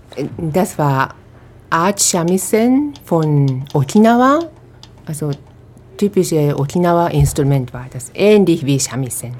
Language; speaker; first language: German; non-native, fluent; Japanese